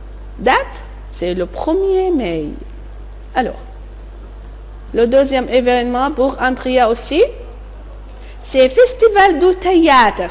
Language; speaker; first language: French; non-native, fluent; Arabic